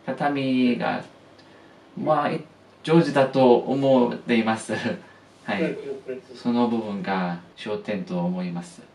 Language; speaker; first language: Japanese; non-native, fluent; Korean